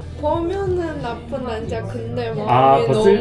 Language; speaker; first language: Korean; non-native, learner; Chinese